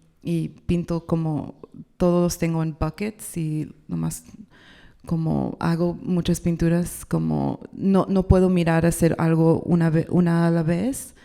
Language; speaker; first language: Spanish; non-native, learner; English